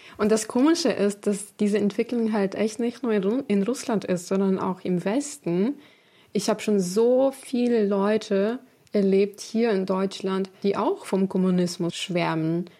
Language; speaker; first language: German; non-native, fluent; Ukrainian